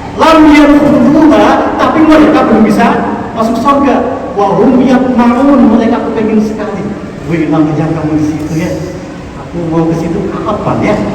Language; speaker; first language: Indonesian; non-native, local second language; Javanese